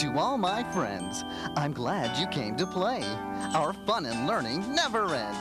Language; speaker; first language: English; native; English